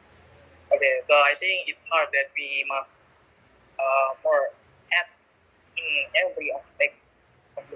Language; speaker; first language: English; non-native, learner; Indonesian